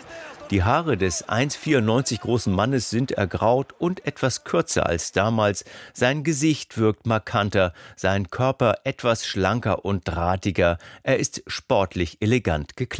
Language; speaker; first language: German; native; German